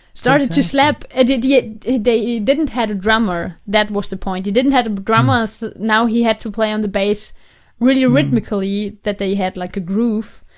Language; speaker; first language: English; non-native, fluent; German